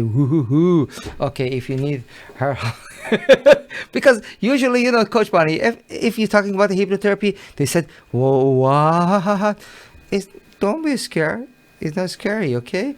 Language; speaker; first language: English; non-native, learner; Persian